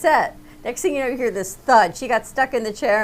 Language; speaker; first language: English; native; English